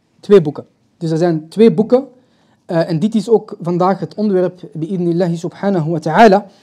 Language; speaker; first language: Dutch; early bilingual, other home language; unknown